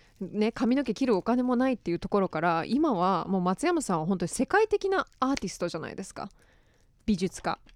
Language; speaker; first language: Japanese; native; Japanese